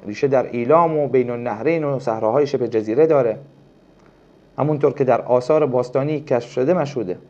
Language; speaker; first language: Persian; non-native, local second language; Arabic